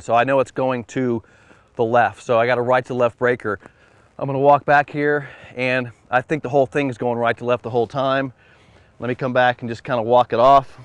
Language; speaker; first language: English; native; English